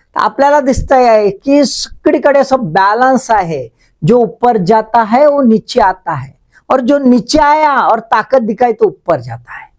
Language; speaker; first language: Hindi; non-native, local second language; Marathi